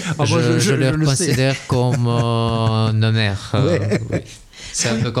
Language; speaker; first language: French; non-native, learner; Russian